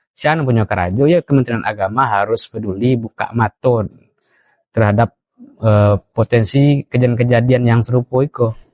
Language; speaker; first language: Indonesian; non-native, local second language; Minangkabau